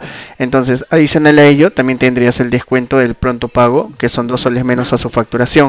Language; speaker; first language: Spanish; native; Spanish